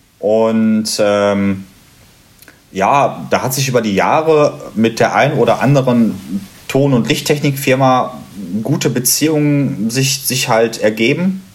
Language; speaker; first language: German; native; German